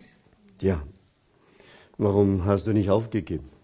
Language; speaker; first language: German; non-native, fluent; Chinese